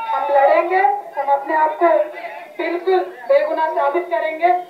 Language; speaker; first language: Hindi; non-native, local second language; Telugu